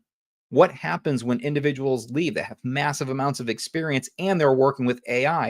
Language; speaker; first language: English; native; English